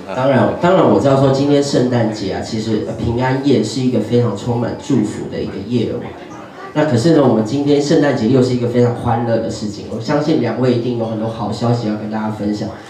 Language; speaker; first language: Chinese; native; Chinese